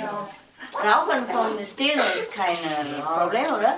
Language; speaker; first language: German; non-native, learner; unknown